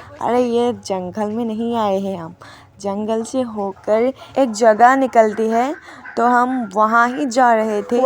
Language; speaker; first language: Hindi; non-native, local second language; Assamese